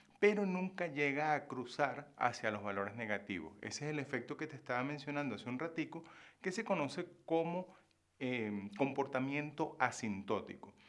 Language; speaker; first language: Spanish; native; Spanish